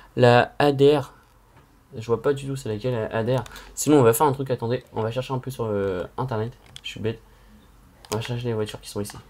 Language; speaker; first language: French; native; French